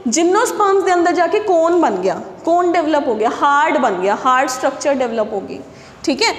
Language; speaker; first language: Hindi; non-native, local second language; Punjabi